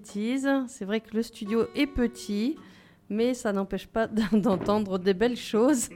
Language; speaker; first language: French; native; French